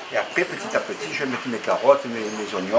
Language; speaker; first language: French; native; French